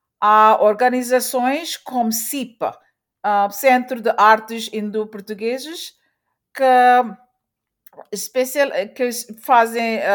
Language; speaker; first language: Portuguese; early bilingual, heritage; Portuguese